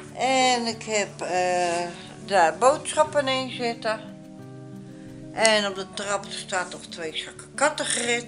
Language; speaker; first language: Dutch; native; Dutch